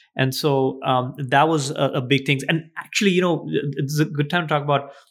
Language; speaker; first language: English; non-native, local second language; Gujarati